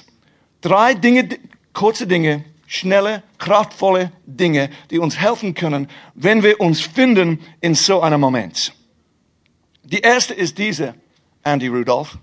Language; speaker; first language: German; non-native, fluent; English